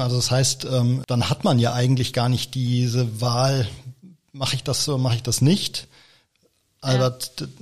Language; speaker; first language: German; native; German